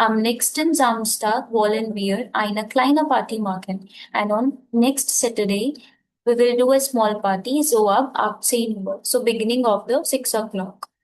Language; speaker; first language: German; non-native, fluent; Hindi